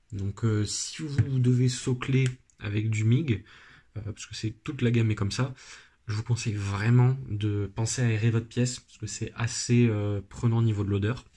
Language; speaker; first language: French; native; French